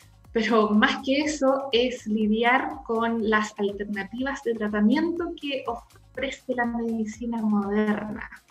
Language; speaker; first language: Spanish; native; Spanish